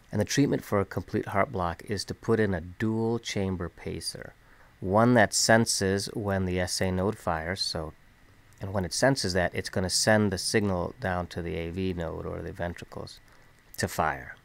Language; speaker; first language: English; native; English